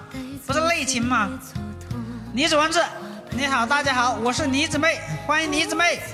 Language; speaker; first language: Chinese; native; Chinese